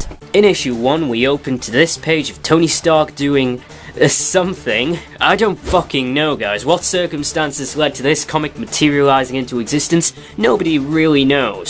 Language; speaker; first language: English; native; English